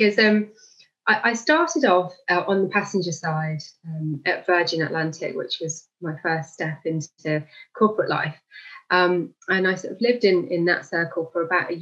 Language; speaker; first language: English; native; English